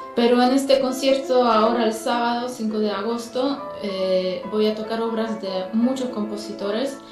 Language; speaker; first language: Spanish; non-native, fluent; Polish